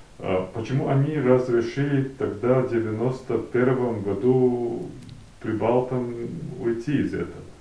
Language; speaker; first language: Russian; non-native, local second language; Latvian